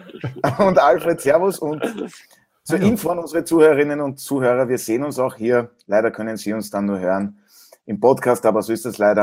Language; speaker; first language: German; native; German